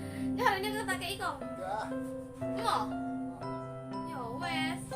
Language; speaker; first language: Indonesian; non-native, local second language; Javanese